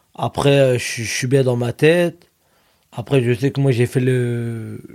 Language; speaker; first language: French; native; French